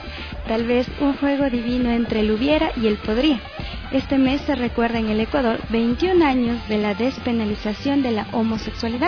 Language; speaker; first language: Spanish; native; Spanish